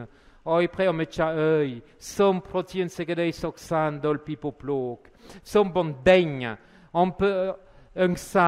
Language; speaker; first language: Khmer; non-native, fluent; French